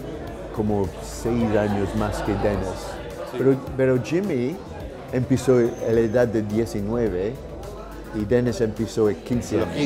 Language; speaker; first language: Spanish; non-native, learner; English